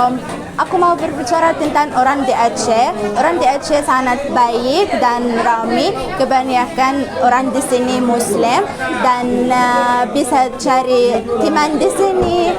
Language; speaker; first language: Indonesian; non-native, learner; Arabic